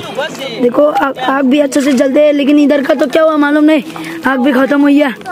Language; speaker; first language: Hindi; non-native, local second language; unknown